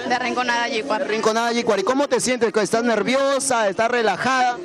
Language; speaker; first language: Spanish; native; Spanish